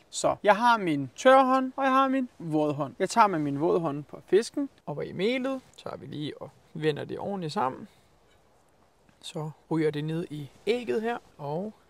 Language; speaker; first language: Danish; early bilingual, other home language; Turkish